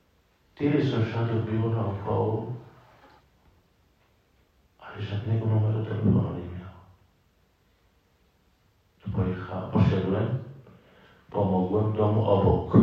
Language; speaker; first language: Polish; non-native, fluent; Arabic